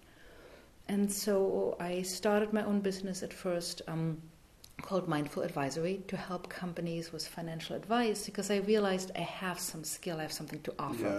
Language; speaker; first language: English; non-native, fluent; German